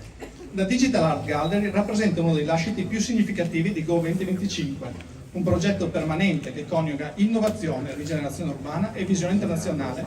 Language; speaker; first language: Italian; native; Italian